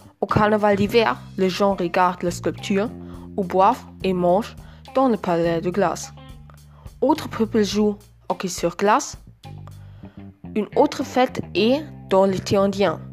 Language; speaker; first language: French; non-native, learner; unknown